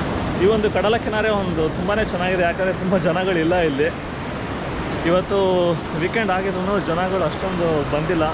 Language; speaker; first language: Kannada; native; Kannada